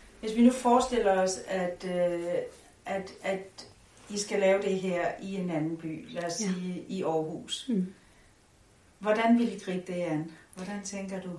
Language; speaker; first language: Danish; native; Danish